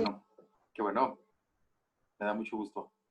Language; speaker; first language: Spanish; native; Spanish